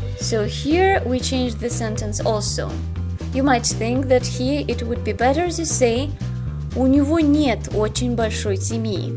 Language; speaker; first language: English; non-native, fluent; Russian